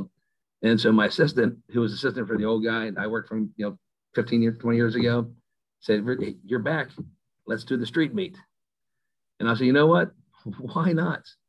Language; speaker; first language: English; native; English